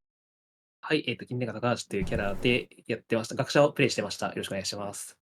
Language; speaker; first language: Japanese; native; Japanese